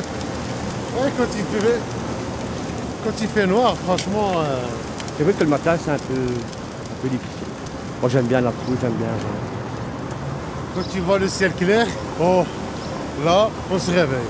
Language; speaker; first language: French; native; French